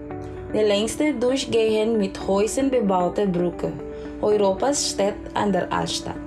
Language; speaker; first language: German; non-native, learner; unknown